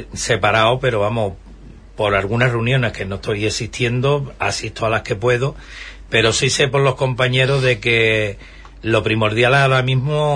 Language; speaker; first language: Spanish; native; Spanish